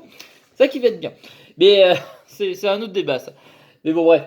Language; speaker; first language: French; native; French